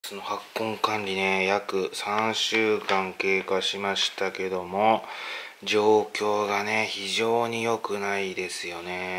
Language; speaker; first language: Japanese; native; Japanese